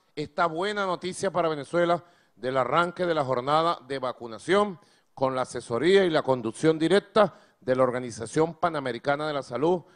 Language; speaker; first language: Spanish; native; Spanish